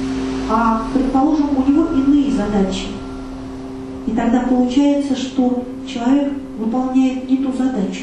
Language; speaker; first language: Russian; native; Russian